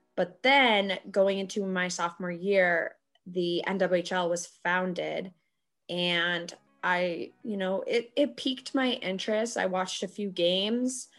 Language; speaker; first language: English; native; English